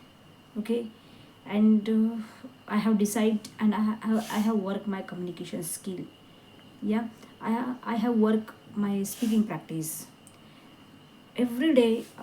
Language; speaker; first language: English; non-native, learner; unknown